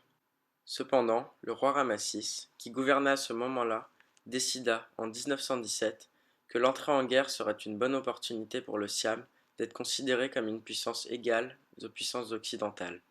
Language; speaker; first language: French; native; French